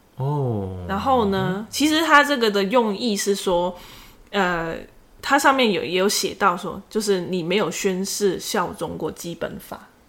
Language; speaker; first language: Chinese; native; Chinese